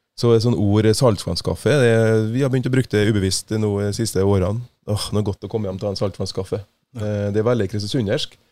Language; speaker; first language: Norwegian; native; Norwegian